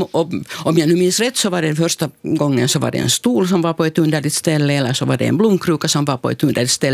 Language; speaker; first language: Swedish; native; Swedish